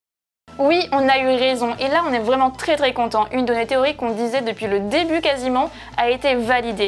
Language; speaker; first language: French; native; French